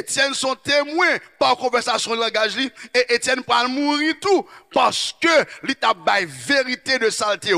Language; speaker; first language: French; non-native, local second language; Haitian Creole